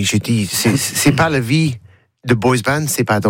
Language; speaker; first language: French; non-native, learner; English